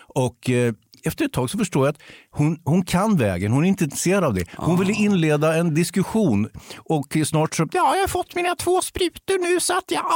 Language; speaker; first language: Swedish; native; Swedish